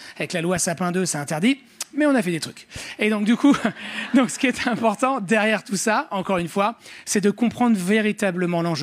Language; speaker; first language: French; native; French